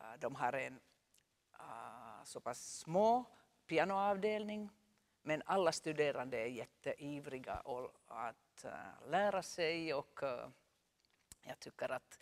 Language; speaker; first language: Swedish; non-native, local second language; Finnish